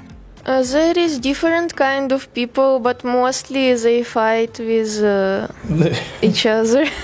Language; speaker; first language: English; non-native, learner; Russian